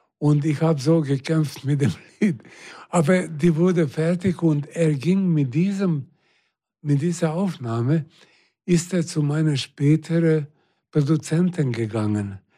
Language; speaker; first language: German; non-native, fluent; Serbian